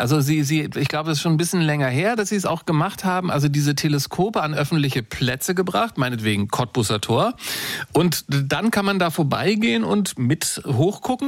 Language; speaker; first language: German; native; German